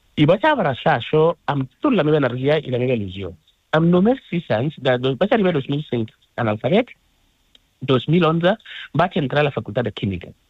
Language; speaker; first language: Catalan; non-native, fluent; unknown